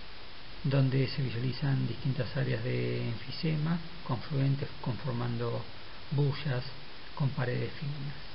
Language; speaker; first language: Spanish; native; Spanish